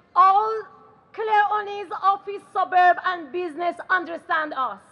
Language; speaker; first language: English; non-native, learner; Persian